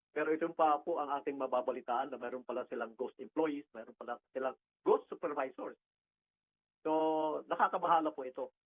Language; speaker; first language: Filipino; native; Filipino